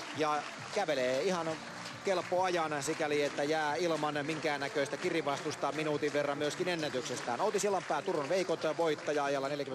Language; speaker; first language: Finnish; native; Finnish